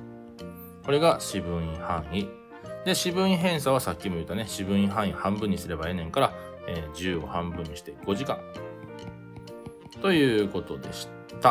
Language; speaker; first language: Japanese; native; Japanese